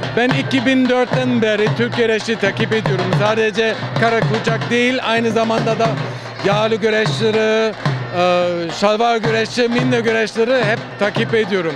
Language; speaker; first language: Turkish; non-native, fluent; German